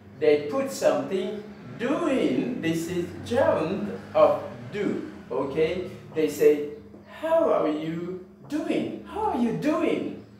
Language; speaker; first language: English; non-native, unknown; Haitian Creole